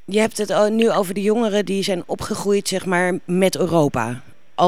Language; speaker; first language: Dutch; native; Dutch